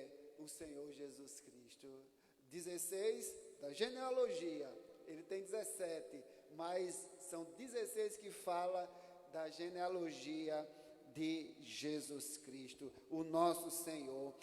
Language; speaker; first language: Portuguese; native; Portuguese